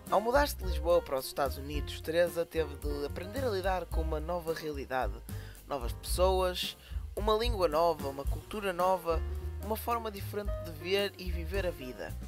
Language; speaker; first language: Portuguese; native; Portuguese